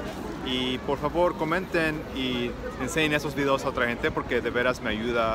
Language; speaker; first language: Spanish; early bilingual, heritage; Spanish